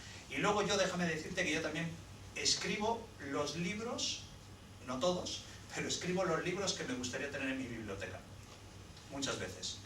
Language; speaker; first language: Spanish; native; Spanish